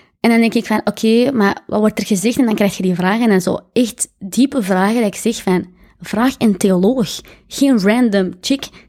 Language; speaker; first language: Dutch; early bilingual, other home language; Arabic